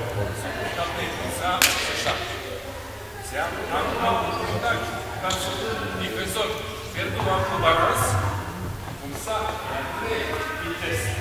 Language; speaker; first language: French; non-native, learner; Serbian